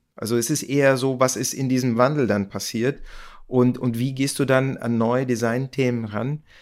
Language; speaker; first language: German; native; German